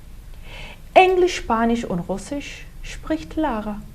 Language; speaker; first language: German; non-native, fluent; Portuguese